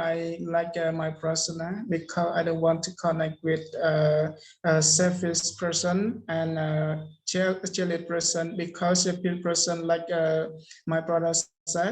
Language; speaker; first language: English; non-native, learner; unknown